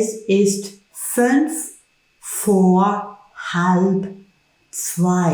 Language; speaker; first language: German; non-native, fluent; English